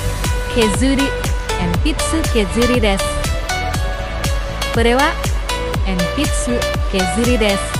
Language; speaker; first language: Japanese; non-native, fluent; Indonesian